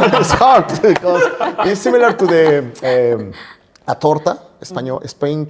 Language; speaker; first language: English; non-native, learner; Spanish